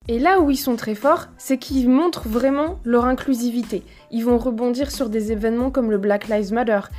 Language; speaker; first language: French; native; French